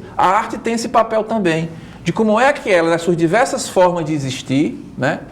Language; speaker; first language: Portuguese; native; Portuguese